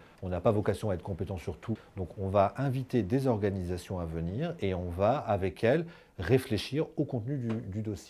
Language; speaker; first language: French; native; French